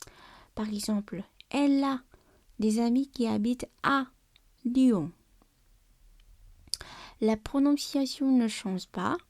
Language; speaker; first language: French; non-native, learner; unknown